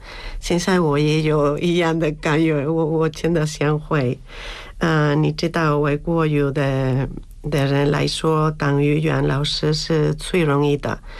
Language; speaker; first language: Chinese; non-native, learner; Spanish